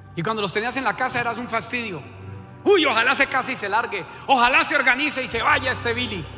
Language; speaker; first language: Spanish; native; Spanish